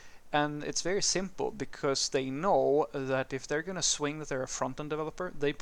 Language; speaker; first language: English; non-native, fluent; Swedish